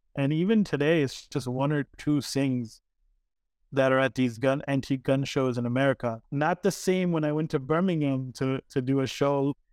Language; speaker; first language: English; early bilingual, other home language; Arabic